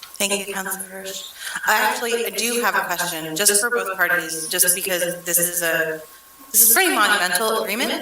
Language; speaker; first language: English; early bilingual, other home language; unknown